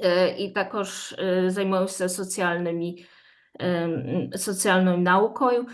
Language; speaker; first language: Ukrainian; non-native, fluent; Polish